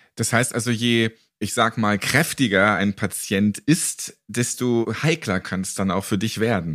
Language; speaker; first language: German; native; German